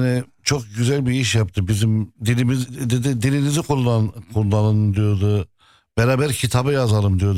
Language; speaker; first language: Turkish; non-native, fluent; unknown